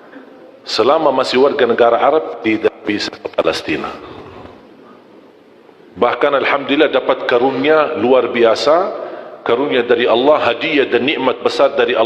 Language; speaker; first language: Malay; non-native, fluent; Arabic